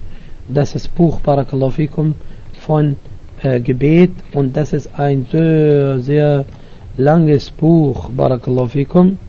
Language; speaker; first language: German; non-native, learner; Arabic